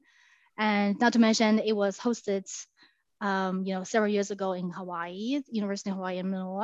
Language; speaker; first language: English; non-native, fluent; Chinese